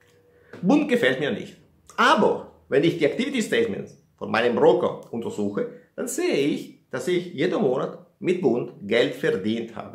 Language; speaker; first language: German; non-native, fluent; Italian